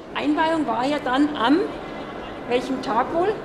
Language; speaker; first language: German; native; German